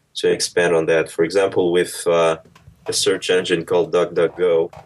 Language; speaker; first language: English; early bilingual, other home language; Russian